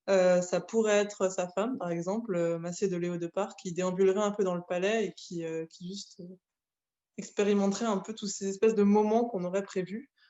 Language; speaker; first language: French; native; French